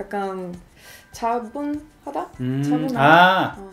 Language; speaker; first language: Korean; non-native, fluent; Swedish